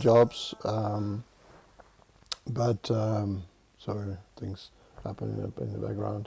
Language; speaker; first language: English; non-native, fluent; Dutch